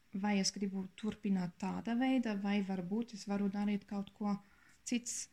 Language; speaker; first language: Latvian; non-native, learner; German